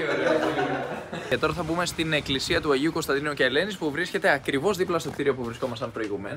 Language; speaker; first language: Greek; native; Greek